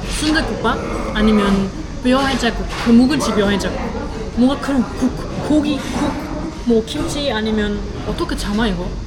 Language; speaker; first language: Korean; non-native, fluent; German